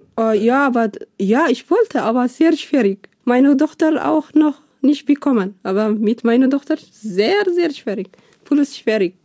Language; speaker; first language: German; non-native, learner; Tigrinya